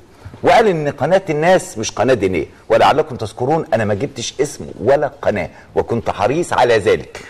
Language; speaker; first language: Arabic; native; Arabic